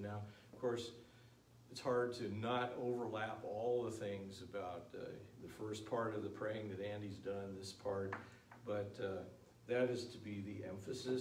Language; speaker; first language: English; native; English